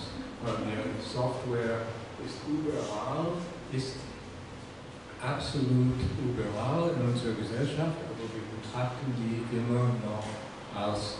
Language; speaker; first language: German; non-native, fluent; English